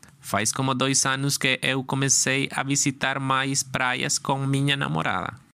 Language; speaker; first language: Portuguese; non-native, learner; Spanish